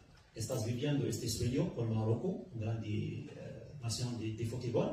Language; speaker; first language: Spanish; non-native, learner; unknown